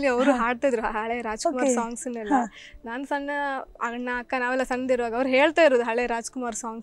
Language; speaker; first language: Kannada; native; Kannada